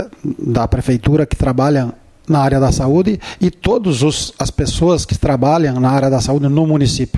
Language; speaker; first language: Portuguese; native; Portuguese